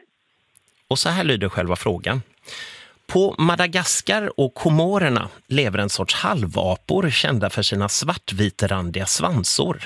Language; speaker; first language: Swedish; native; Swedish